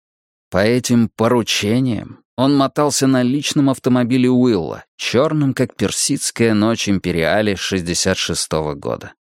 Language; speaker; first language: Russian; native; Russian